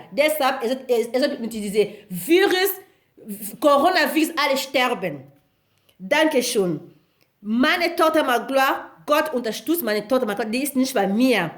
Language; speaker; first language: German; non-native, learner; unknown